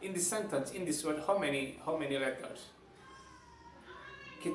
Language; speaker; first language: English; non-native, learner; Javanese